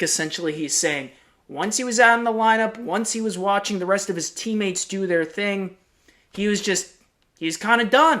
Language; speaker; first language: English; native; English